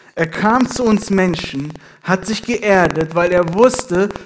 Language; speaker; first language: German; non-native, fluent; Persian